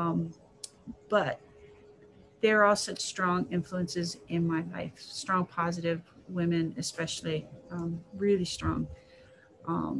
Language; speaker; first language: English; native; English